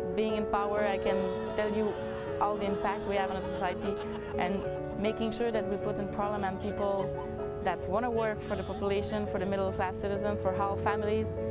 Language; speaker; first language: English; non-native, fluent; French